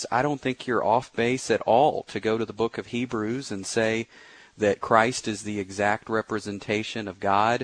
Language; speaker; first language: English; native; English